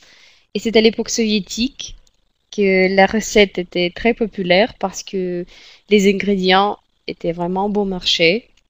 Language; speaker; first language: French; non-native, fluent; Russian